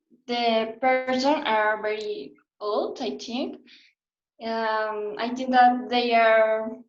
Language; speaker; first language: English; non-native, learner; Spanish